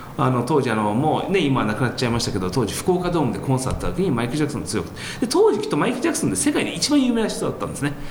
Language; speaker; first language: Japanese; early bilingual, heritage; Japanese